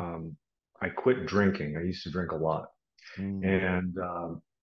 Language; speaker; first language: English; native; English